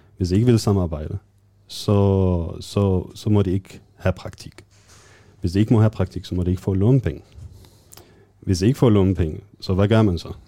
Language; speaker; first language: Danish; non-native, fluent; Arabic